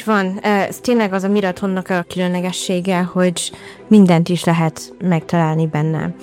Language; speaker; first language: Hungarian; non-native, fluent; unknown